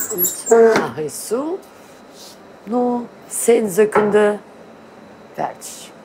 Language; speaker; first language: German; non-native, learner; Turkish